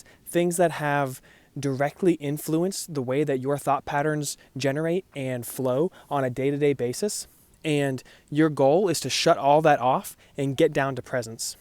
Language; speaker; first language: English; native; English